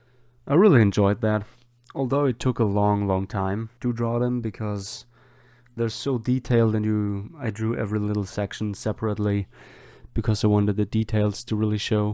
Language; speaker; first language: English; non-native, fluent; German